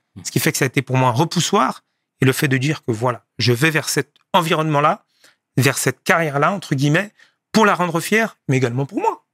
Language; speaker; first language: French; native; French